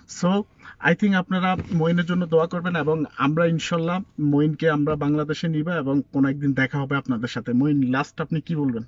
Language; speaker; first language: Bangla; native; Bangla